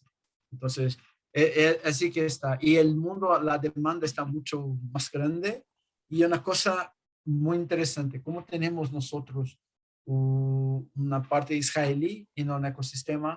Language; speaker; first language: Spanish; non-native, fluent; Portuguese